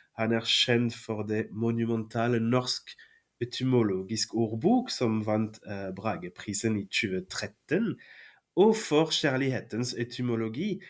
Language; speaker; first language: Norwegian; non-native, fluent; French